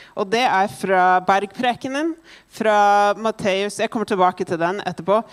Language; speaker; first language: Norwegian; non-native, fluent; English